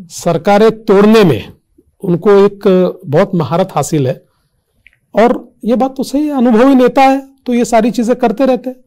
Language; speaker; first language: Hindi; non-native, local second language; Marathi